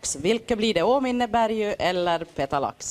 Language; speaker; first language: Swedish; native; Swedish